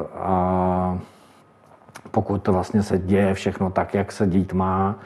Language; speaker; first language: Czech; native; Czech